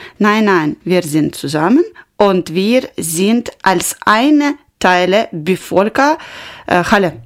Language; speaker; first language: German; non-native, learner; Ukrainian